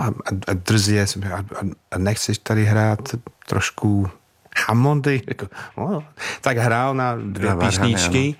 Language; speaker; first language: Czech; non-native, learner; English